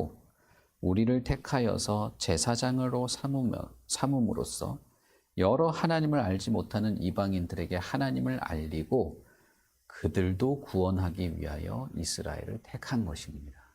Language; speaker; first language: Korean; native; Korean